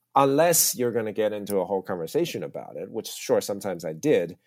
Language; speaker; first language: English; early bilingual, other home language; Chinese